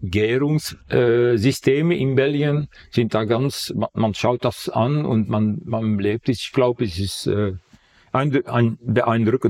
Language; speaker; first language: German; non-native, fluent; Dutch